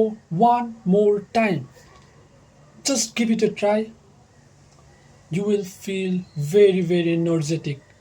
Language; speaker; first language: English; non-native, local second language; Nepali